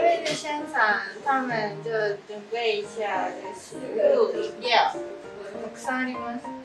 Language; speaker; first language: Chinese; early bilingual, heritage; Japanese